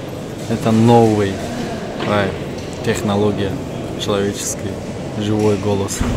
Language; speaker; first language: Russian; non-native, local second language; Tajik